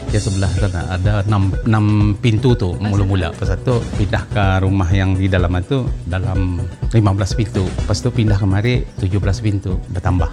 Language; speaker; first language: Malay; non-native, local second language; Iban